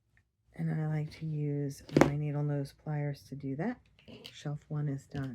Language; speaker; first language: English; native; English